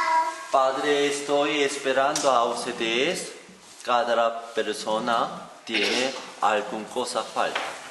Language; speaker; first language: Spanish; non-native, learner; Korean